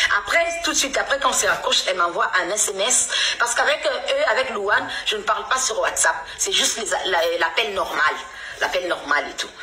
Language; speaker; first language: French; non-native, local second language; Lingala